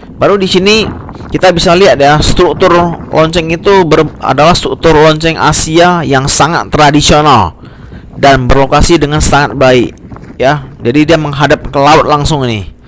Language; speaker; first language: Indonesian; native; Indonesian